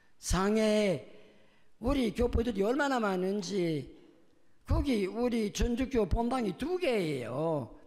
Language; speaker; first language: Korean; non-native, fluent; French